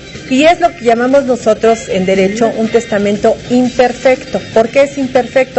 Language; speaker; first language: Spanish; native; Spanish